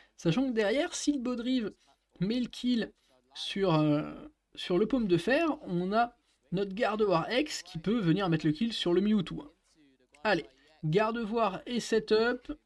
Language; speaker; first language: French; native; French